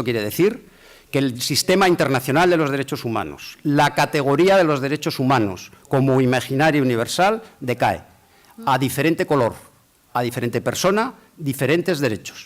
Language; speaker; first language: Spanish; native; Spanish